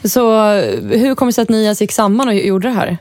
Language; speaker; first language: Swedish; native; Swedish